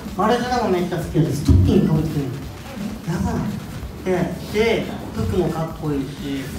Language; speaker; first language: Japanese; native; Japanese